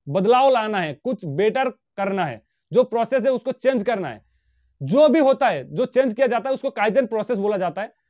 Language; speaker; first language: Hindi; non-native, local second language; Bangla